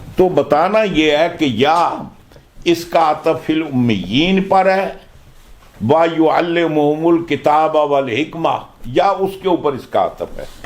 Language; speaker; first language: Urdu; non-native, local second language; Punjabi